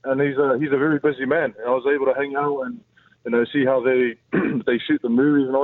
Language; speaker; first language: English; native; English